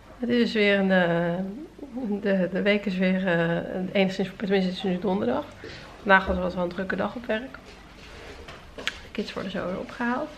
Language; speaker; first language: Dutch; native; Dutch